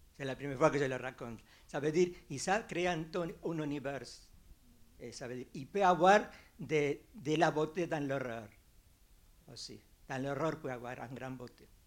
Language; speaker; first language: French; non-native, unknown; Spanish